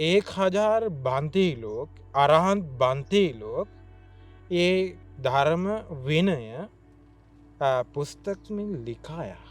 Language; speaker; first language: Hindi; non-native, learner; Sinhala